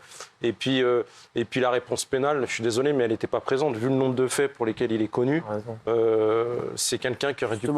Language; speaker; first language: French; native; French